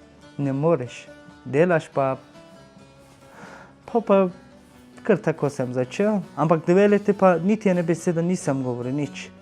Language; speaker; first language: Slovenian; non-native, learner; Turkish